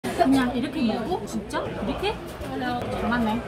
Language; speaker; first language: Korean; non-native, learner; Vietnamese